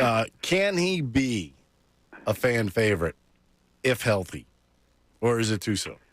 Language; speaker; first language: English; native; English